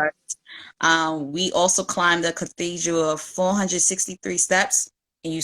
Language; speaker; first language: English; native; English